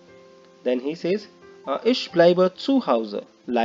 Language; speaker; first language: German; non-native, learner; Hindi